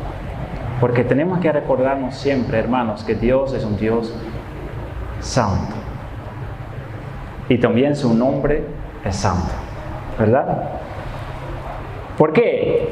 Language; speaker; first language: Spanish; non-native, fluent; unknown